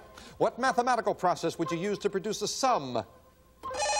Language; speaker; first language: English; native; English